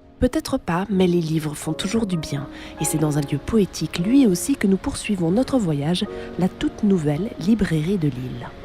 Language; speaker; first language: French; native; French